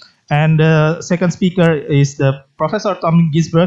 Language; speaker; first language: English; non-native, fluent; Indonesian